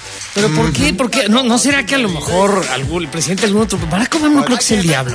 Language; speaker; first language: Spanish; native; Spanish